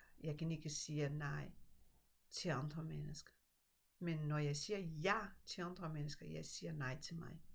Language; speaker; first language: Danish; non-native, fluent; Portuguese